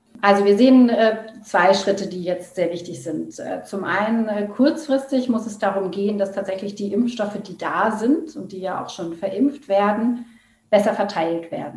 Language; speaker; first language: German; native; German